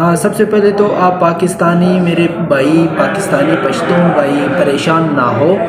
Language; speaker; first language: Urdu; non-native, local second language; Pashto